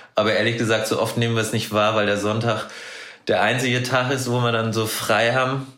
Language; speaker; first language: German; native; German